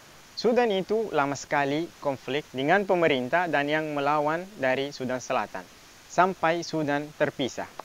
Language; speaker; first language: Indonesian; non-native, fluent; Arabic